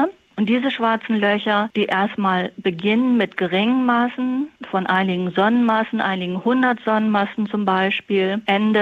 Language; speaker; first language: German; native; German